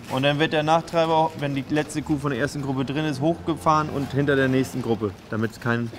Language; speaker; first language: German; native; German